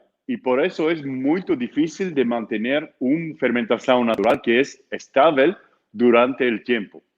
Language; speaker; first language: Spanish; non-native, fluent; Dutch